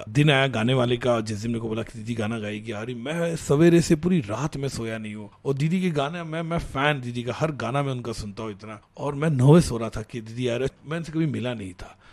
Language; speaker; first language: Hindi; native; Hindi